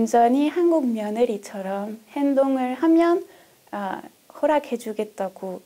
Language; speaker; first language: Korean; non-native, fluent; French